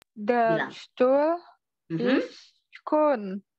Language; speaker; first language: German; non-native, learner; Indonesian